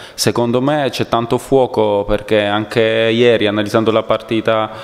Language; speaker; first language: Italian; non-native, fluent; Polish